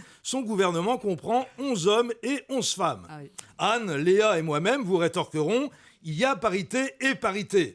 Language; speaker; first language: French; native; French